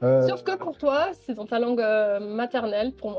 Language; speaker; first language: French; non-native, local second language; Dutch